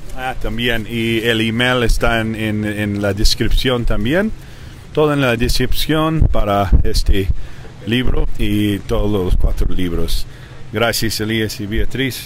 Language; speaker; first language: Spanish; early bilingual, heritage; English